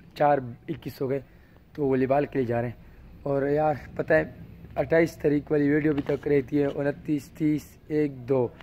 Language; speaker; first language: Urdu; non-native, local second language; Pashto